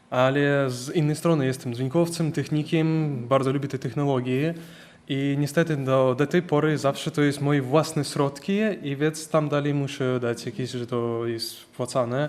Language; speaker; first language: Polish; non-native, learner; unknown